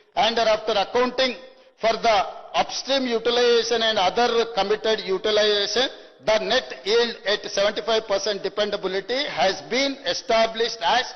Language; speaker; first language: English; non-native, local second language; Telugu